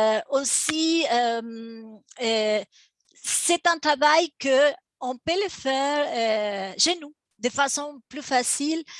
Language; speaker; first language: French; non-native, fluent; Spanish